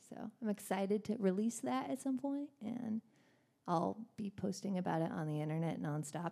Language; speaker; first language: English; native; English